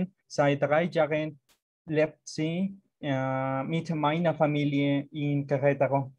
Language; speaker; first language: German; non-native, learner; Spanish